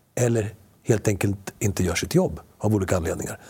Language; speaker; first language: Swedish; early bilingual, other home language; Spanish